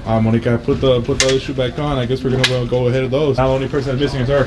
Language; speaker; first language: English; early bilingual, other home language; Spanish